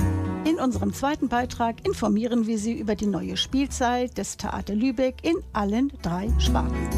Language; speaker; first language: German; native; German